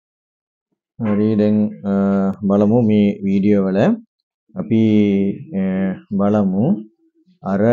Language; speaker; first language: Sinhala; non-native, local second language; Tamil